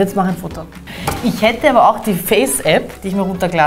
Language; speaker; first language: German; native; German